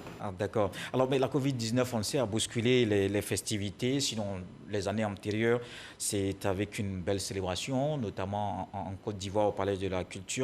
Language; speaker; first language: French; native; French